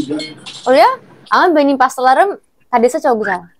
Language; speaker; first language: Turkish; non-native, learner; Indonesian